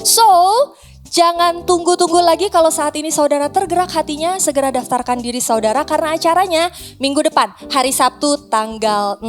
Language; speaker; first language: Indonesian; native; Indonesian